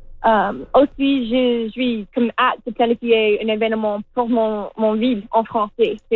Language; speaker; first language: French; non-native, learner; English